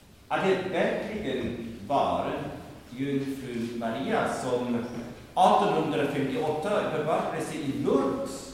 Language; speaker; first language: Swedish; non-native, fluent; German